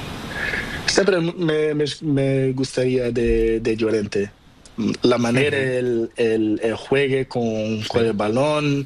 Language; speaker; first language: Spanish; non-native, learner; Portuguese